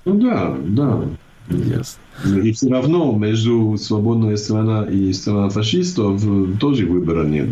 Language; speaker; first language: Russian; non-native, fluent; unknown